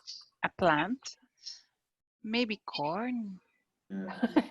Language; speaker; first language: English; non-native, learner; Portuguese